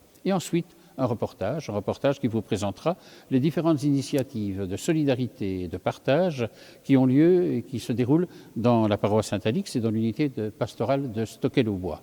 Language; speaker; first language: French; native; French